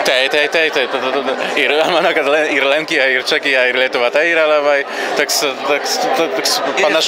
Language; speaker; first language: Lithuanian; non-native, fluent; Polish